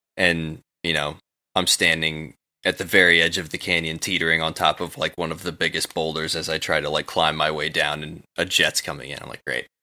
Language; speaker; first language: English; native; English